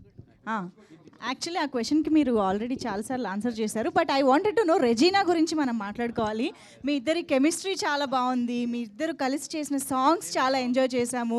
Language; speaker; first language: Telugu; native; Telugu